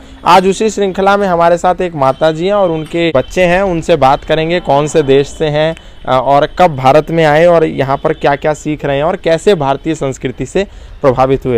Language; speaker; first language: Hindi; native; Hindi